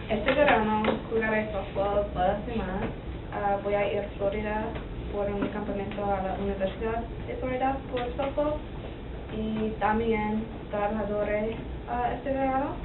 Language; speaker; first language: Spanish; non-native, learner; English